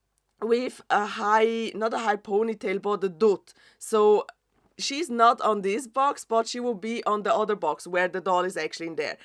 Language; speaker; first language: English; non-native, fluent; German